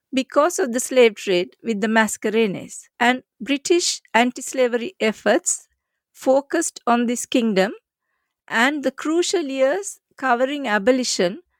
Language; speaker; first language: English; non-native, local second language; Sinhala